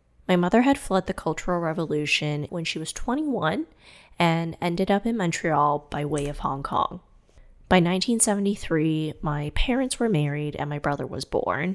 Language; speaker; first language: English; non-native, fluent; Cantonese